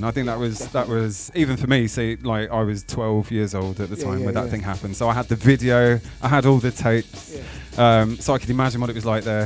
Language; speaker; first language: English; native; English